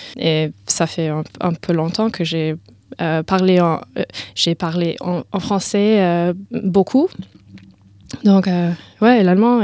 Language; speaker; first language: French; non-native, learner; English